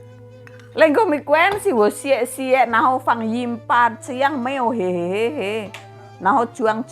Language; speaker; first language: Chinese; non-native, learner; Javanese